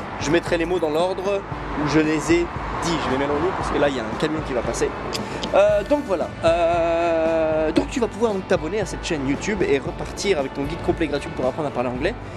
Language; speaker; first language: French; non-native, fluent; English